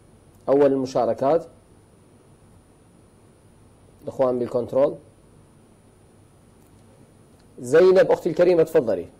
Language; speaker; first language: Arabic; native; Arabic